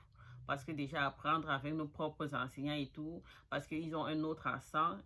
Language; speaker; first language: French; non-native, local second language; Fula